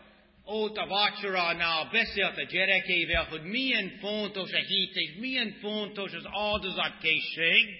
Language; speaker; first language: Hungarian; non-native, fluent; English